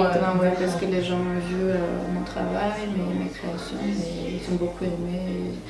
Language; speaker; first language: French; non-native, fluent; Armenian